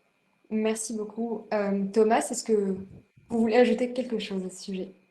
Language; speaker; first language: French; native; French